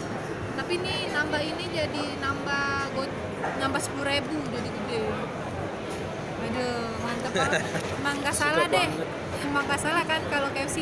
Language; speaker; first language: Indonesian; native; Indonesian